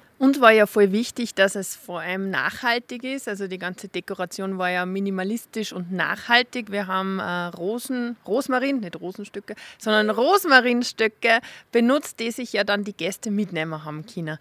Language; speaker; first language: German; native; German